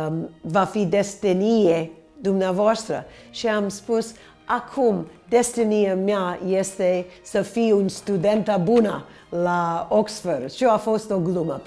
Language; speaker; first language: Romanian; early bilingual, heritage; Romanian